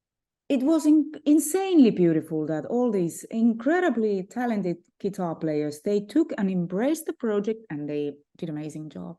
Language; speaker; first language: English; non-native, fluent; Finnish